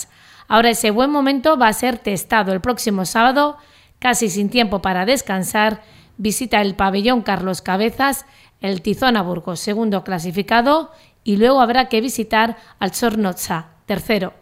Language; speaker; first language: Spanish; native; Spanish